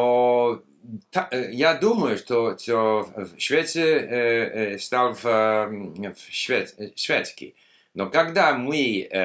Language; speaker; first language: Russian; non-native, learner; English